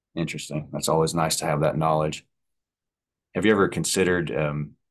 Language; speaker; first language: English; native; English